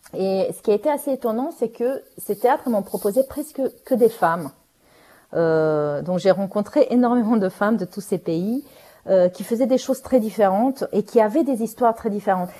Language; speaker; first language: French; non-native, fluent; Romanian